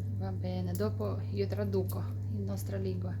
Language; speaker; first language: Italian; non-native, learner; Kazakh